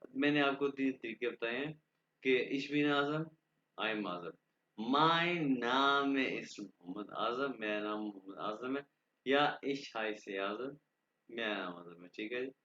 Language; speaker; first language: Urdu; non-native, local second language; Punjabi